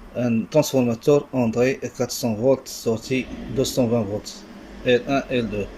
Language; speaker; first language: French; non-native, local second language; Arabic